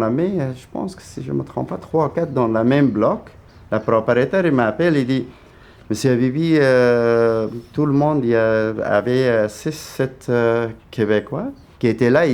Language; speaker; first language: French; non-native, fluent; Persian